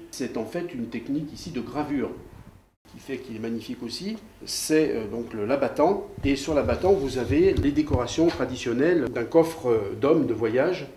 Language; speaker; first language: French; native; French